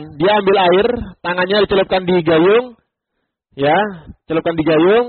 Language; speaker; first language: Indonesian; native; Indonesian